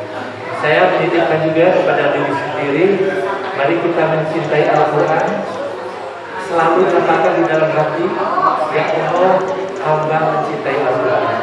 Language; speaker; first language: Indonesian; non-native, local second language; Sundanese